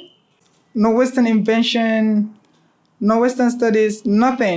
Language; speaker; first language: English; non-native, local second language; Hausa